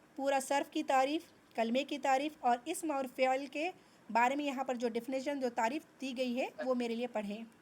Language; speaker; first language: Urdu; native; Urdu